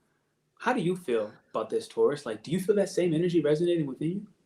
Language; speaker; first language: English; native; English